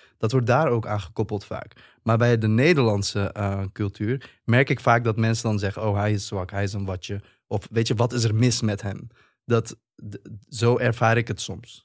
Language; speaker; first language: Dutch; early bilingual, other home language; Turkish